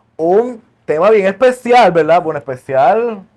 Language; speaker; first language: Spanish; native; Spanish